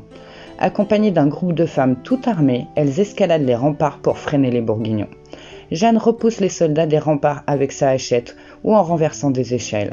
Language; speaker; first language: French; native; French